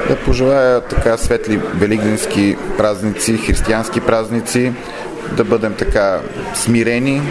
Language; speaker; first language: Bulgarian; native; Bulgarian